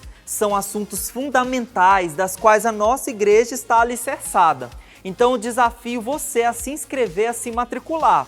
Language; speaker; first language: Portuguese; native; Portuguese